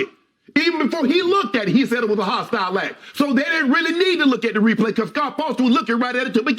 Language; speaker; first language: English; native; English